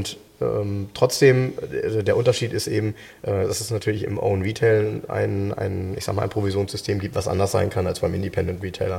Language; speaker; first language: German; native; German